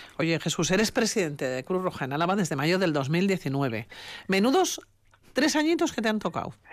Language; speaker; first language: Spanish; native; Spanish